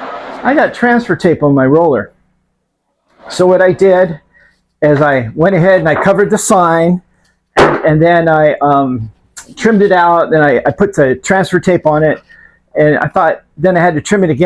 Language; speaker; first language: English; native; English